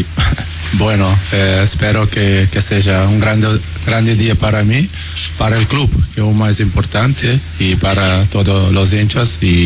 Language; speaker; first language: Spanish; non-native, learner; Portuguese